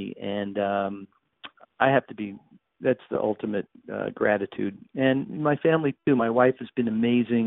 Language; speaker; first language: English; native; English